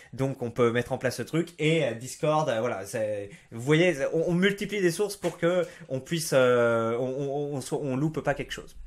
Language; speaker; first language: French; native; French